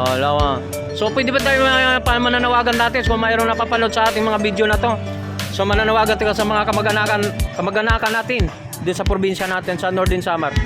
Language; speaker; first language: Filipino; native; Filipino